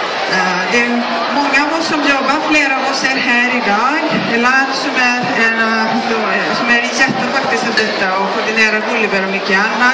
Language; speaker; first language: Swedish; non-native, fluent; Greek